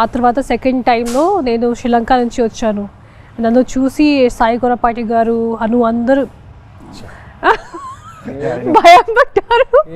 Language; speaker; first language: Telugu; non-native, local second language; Hindi